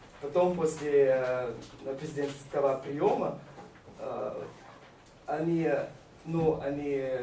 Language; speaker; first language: Russian; non-native, learner; Malagasy